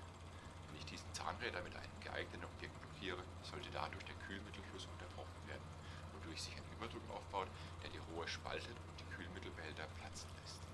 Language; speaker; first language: German; native; German